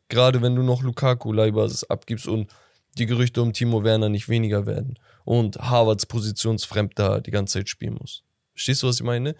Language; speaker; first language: German; native; German